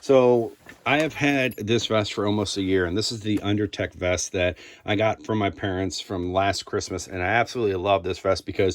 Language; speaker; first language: English; native; English